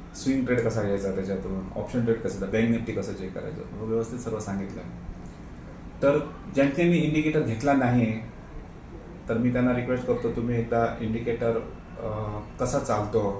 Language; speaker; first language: Marathi; non-native, local second language; Konkani